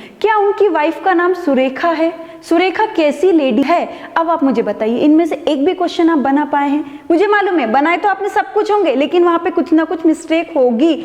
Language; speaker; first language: Hindi; non-native, local second language; Marathi